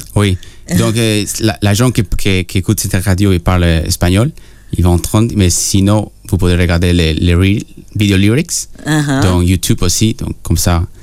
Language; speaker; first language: French; non-native, fluent; Spanish